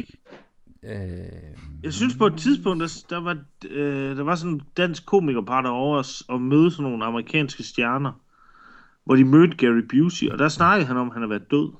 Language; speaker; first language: Danish; native; Danish